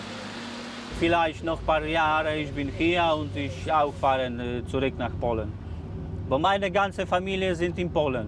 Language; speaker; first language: German; non-native, learner; Polish